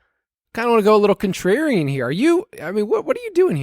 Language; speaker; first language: English; native; English